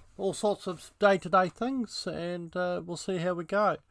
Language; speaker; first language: English; native; English